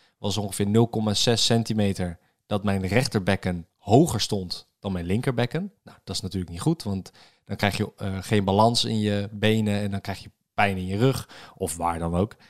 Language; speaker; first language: Dutch; native; Dutch